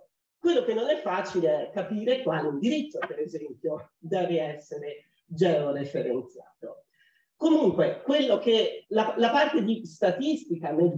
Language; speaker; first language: Italian; native; Italian